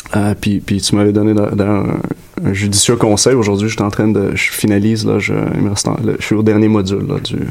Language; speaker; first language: French; native; French